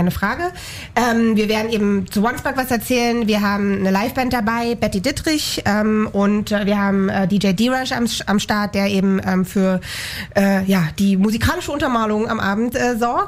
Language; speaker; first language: German; native; German